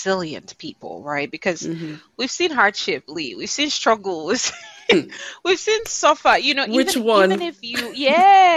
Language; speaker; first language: English; non-native, local second language; Igbo